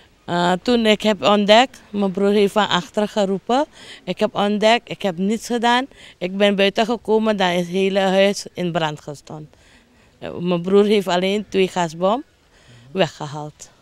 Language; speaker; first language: Dutch; non-native, local second language; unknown